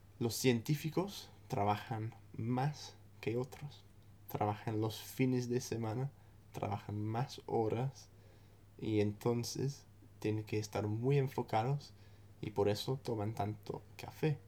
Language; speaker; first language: Spanish; non-native, fluent; English